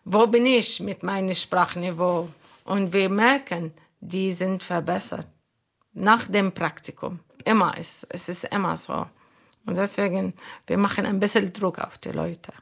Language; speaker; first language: German; non-native, learner; Arabic